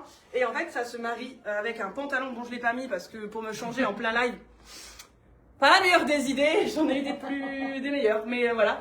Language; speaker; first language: French; native; French